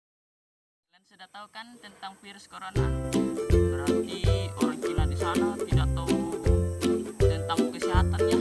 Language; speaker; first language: Indonesian; native; Indonesian